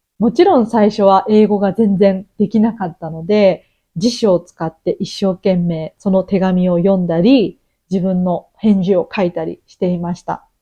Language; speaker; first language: Japanese; native; Japanese